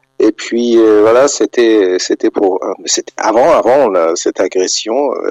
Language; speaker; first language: French; non-native, fluent; Persian